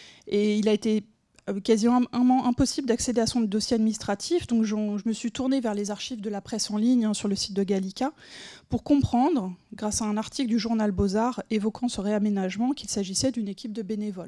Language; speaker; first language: French; native; French